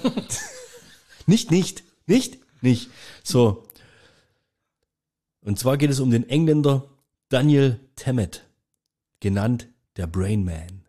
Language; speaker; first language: German; native; German